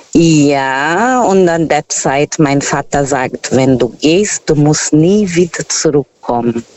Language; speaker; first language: German; non-native, fluent; Portuguese